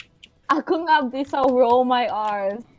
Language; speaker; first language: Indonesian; early bilingual, heritage; Indonesian